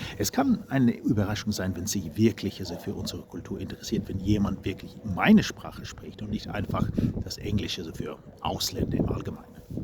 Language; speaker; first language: German; non-native, fluent; English